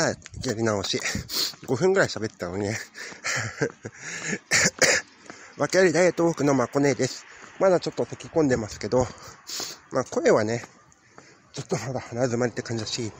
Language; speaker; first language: Japanese; native; Japanese